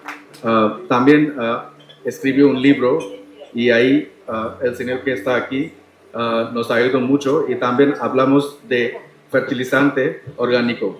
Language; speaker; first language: Spanish; non-native, learner; Tamil